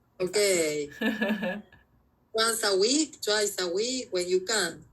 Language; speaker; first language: English; non-native, learner; Spanish